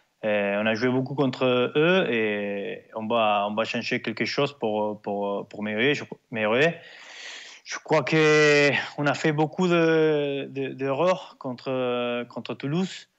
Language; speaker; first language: French; non-native, learner; Spanish